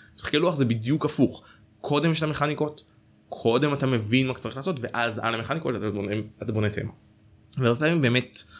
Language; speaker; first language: Hebrew; native; Hebrew